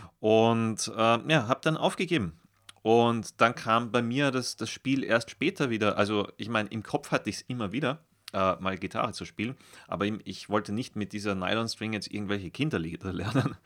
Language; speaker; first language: German; native; German